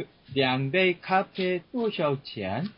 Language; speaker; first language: Chinese; non-native, learner; Korean